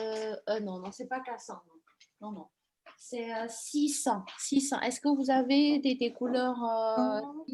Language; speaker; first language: French; non-native, fluent; Chinese